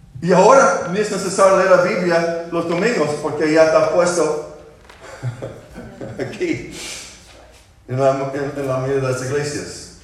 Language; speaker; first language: Spanish; non-native, fluent; English